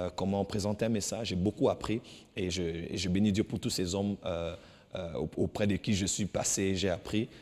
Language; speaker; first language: French; non-native, local second language; Lingala